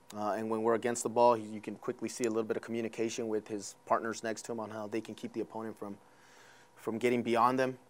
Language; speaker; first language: English; early bilingual, other home language; Spanish